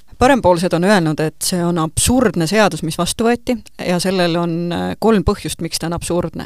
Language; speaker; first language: Estonian; native; Estonian